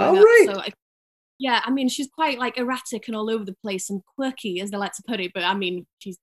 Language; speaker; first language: English; native; English